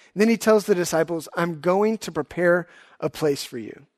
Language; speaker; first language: English; native; English